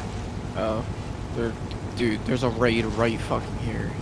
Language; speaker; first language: English; native; English